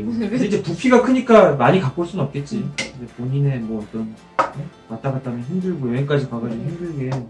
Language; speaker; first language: Korean; native; Korean